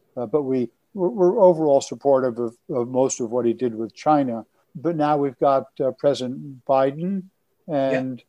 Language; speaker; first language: English; native; English